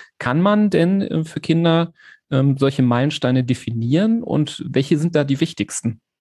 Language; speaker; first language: German; native; German